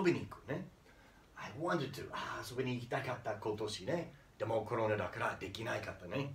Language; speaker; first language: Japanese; non-native, learner; English